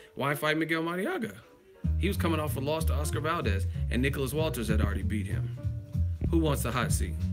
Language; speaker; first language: English; native; English